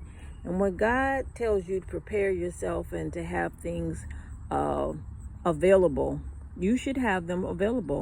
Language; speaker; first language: English; native; English